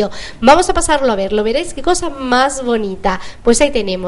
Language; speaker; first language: Spanish; native; Spanish